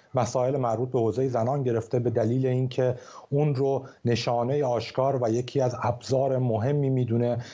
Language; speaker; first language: Persian; native; Persian